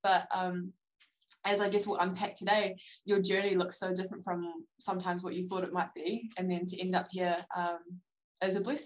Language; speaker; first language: English; native; English